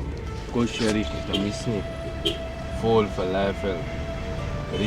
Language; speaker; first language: Russian; non-native, learner; Arabic